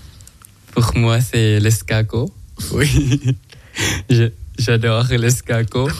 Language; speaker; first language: French; non-native, learner; Thai